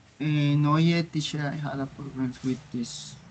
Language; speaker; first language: English; non-native, learner; Spanish